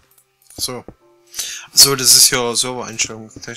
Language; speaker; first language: German; native; German